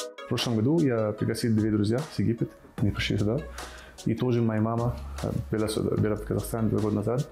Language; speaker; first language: Russian; non-native, fluent; Arabic